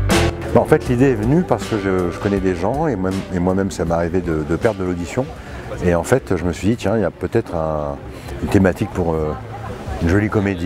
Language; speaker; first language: French; native; French